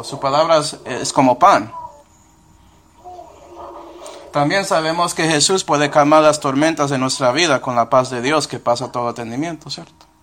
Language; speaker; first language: Spanish; non-native, fluent; English